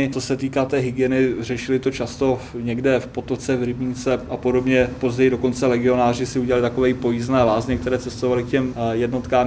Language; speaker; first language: Czech; native; Czech